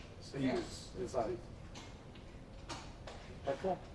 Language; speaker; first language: Portuguese; native; Portuguese